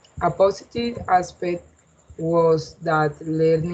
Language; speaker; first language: English; non-native, learner; Spanish